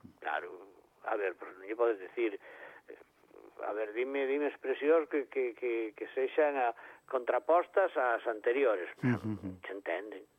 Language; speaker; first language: Galician; native; Galician